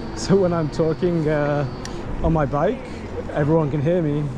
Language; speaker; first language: English; native; English